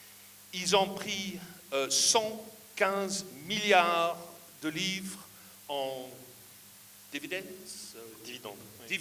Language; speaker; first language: French; non-native, fluent; English